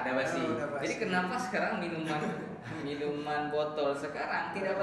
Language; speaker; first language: Indonesian; native; Indonesian